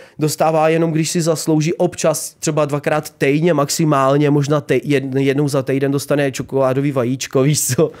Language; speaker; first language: Czech; early bilingual, other home language; Ukrainian